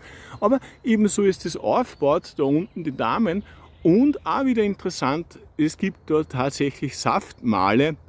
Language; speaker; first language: German; native; German